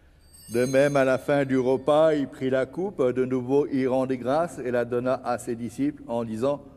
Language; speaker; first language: French; native; French